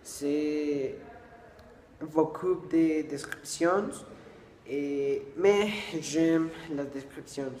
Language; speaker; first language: French; non-native, learner; Spanish